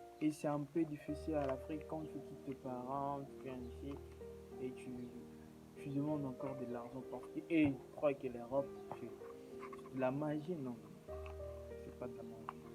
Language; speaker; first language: French; non-native, local second language; Lingala